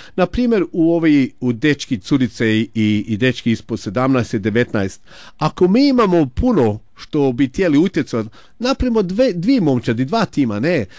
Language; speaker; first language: Croatian; early bilingual, heritage; Croatian